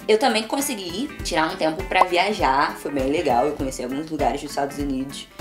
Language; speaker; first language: Portuguese; native; Portuguese